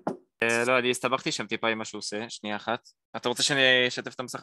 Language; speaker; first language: Hebrew; native; Hebrew